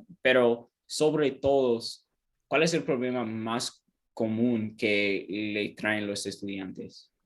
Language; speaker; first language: Spanish; non-native, learner; English